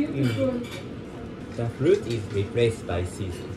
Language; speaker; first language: English; non-native, learner; Japanese